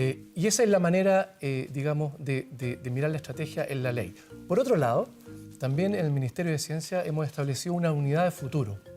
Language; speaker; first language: Spanish; native; Spanish